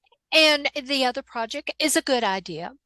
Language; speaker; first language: English; native; English